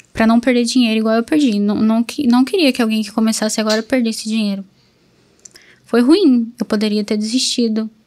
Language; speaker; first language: Portuguese; native; Portuguese